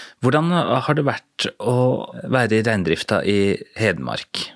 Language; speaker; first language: Norwegian; native; Norwegian